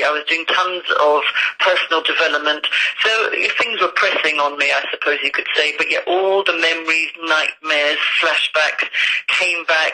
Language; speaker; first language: English; native; English